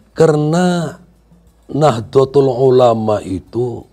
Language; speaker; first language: Indonesian; non-native, local second language; Sundanese